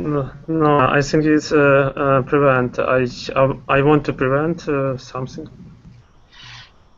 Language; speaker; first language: English; non-native, learner; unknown